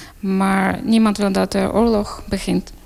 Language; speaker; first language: Dutch; non-native, fluent; Ukrainian